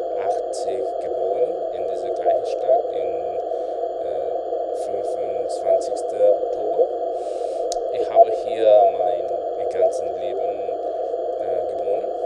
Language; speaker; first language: German; non-native, learner; Spanish